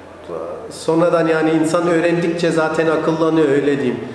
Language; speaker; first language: Turkish; early bilingual, heritage; Turkish